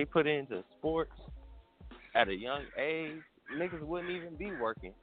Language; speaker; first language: English; native; English